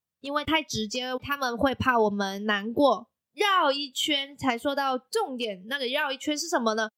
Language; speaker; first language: Chinese; non-native, local second language; Cantonese